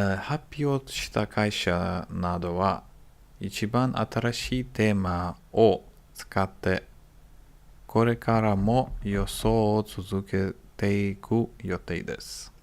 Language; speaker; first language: Japanese; non-native, learner; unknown